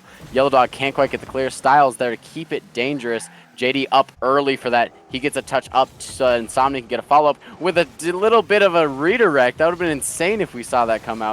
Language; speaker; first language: English; native; English